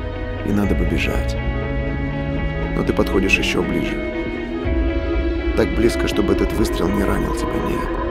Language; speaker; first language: Russian; native; Russian